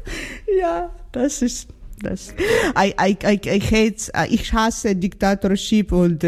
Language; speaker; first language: German; non-native, learner; Ukrainian